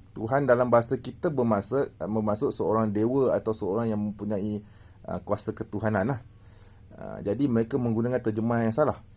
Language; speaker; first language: Malay; native; Malay